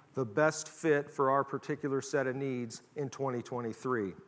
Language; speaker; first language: English; native; English